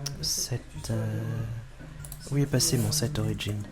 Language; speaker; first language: French; native; French